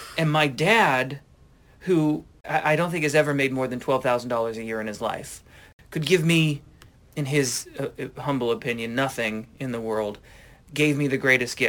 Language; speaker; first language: English; native; English